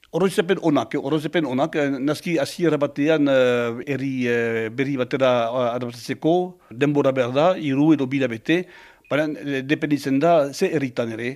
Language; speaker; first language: Basque; non-native, local second language; French